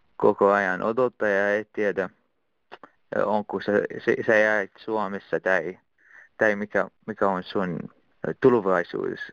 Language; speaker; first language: Finnish; non-native, learner; Arabic